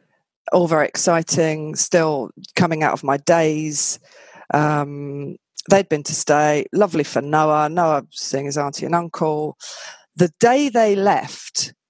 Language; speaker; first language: English; native; English